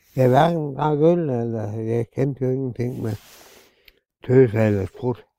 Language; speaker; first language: Danish; native; Danish